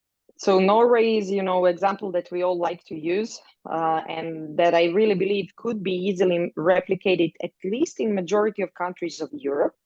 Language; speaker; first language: English; non-native, fluent; Croatian